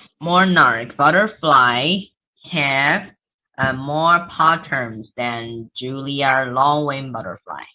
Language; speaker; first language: English; non-native, learner; Chinese